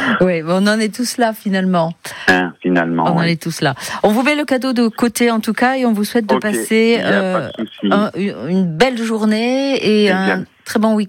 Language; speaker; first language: French; native; French